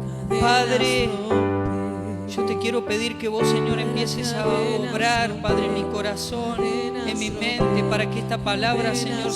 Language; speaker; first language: Spanish; native; Spanish